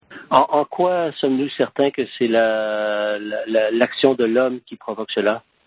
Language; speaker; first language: French; native; French